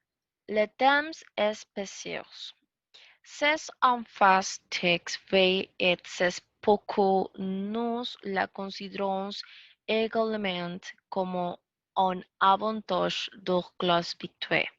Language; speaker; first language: French; non-native, learner; Spanish